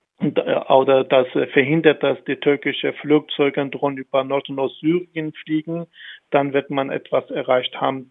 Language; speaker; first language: German; non-native, fluent; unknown